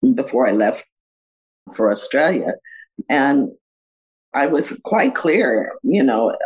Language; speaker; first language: English; native; English